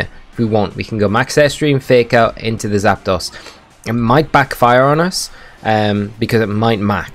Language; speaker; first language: English; native; English